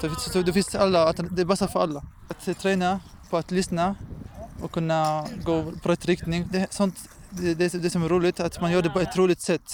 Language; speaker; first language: Swedish; non-native, fluent; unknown